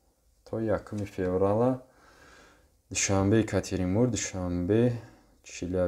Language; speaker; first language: Russian; non-native, local second language; Tajik